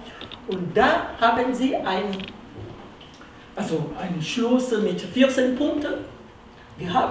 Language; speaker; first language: German; non-native, fluent; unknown